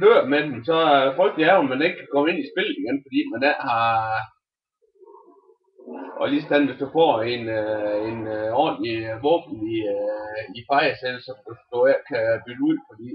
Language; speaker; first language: Danish; native; Danish